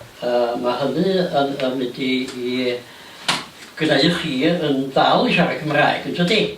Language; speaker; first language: Welsh; native; Welsh